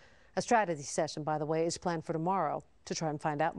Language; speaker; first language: English; native; English